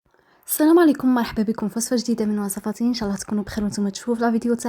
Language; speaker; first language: Arabic; native; Arabic